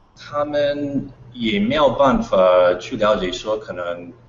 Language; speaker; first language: Chinese; non-native, fluent; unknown